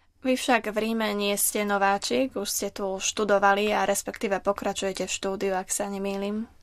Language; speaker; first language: Slovak; native; Slovak